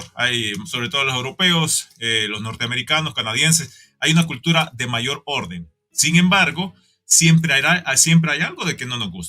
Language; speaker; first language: Spanish; native; Spanish